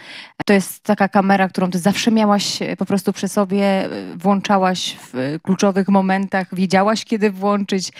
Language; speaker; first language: Polish; native; Polish